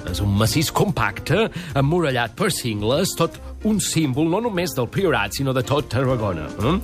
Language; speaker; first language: Catalan; non-native, fluent; English